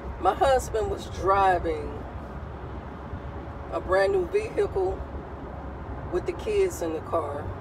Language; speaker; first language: English; native; English